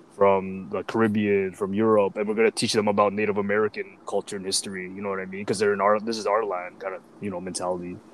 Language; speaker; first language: English; native; English